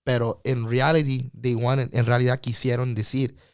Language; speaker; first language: Spanish; non-native, fluent; English